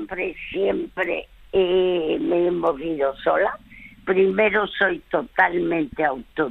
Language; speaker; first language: Spanish; early bilingual, other home language; French